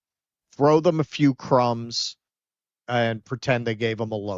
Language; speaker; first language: English; native; English